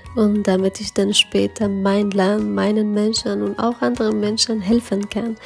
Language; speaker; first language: German; non-native, fluent; Persian